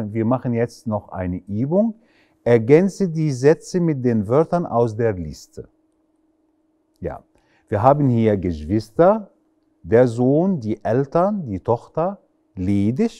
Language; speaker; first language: German; non-native, fluent; Arabic